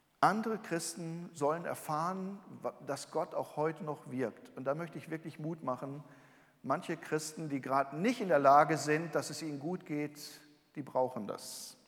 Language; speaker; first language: German; native; German